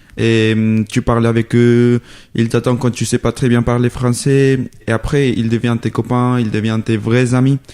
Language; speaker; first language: French; non-native, fluent; Spanish